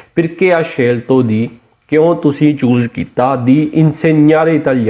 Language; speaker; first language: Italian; non-native, learner; Punjabi